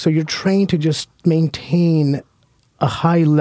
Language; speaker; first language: English; native; English